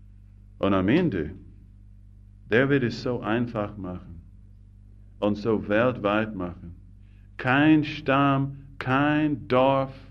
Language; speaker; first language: German; non-native, fluent; English